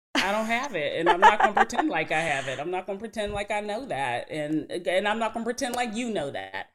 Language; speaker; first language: English; native; English